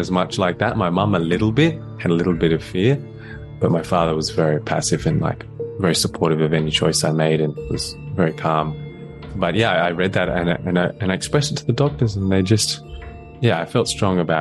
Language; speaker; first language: English; native; English